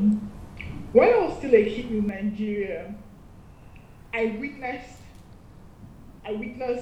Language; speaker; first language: English; non-native, local second language; Igbo